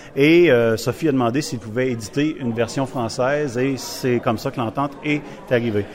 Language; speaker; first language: French; native; French